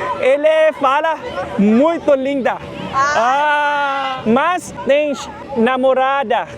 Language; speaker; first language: Portuguese; non-native, learner; Thai